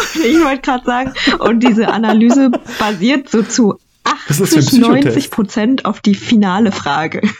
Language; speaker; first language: German; early bilingual, other home language; Vietnamese